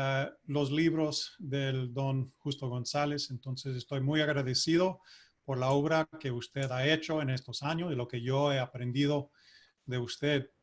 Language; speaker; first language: Spanish; non-native, fluent; English